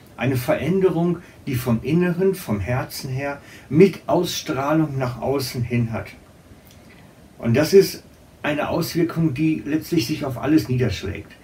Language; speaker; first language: German; native; German